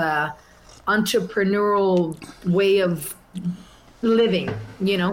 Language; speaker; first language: English; non-native, fluent; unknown